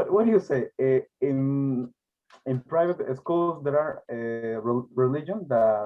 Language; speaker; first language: English; non-native, learner; Spanish